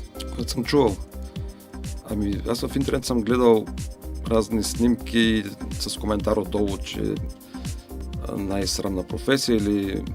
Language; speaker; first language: Bulgarian; native; Bulgarian